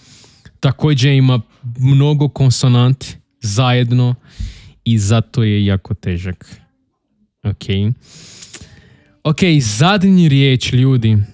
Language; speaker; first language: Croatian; non-native, learner; Portuguese